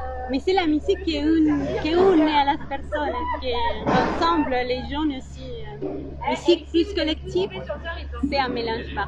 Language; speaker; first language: French; non-native, learner; Spanish